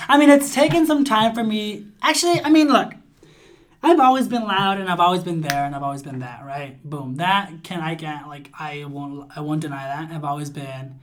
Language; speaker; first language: English; early bilingual, other home language; Spanish